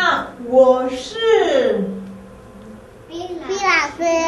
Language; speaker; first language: Chinese; non-native, fluent; English